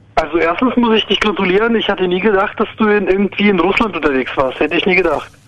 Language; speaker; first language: German; non-native, fluent; Ukrainian